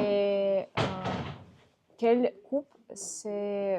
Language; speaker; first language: French; non-native, learner; Russian